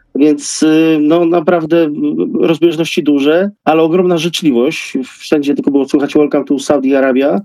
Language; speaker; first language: Polish; native; Polish